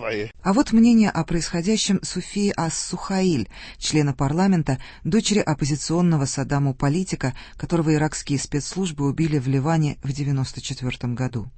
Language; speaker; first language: Russian; native; Russian